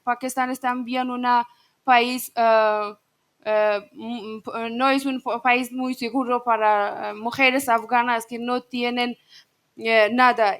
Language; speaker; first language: Spanish; non-native, learner; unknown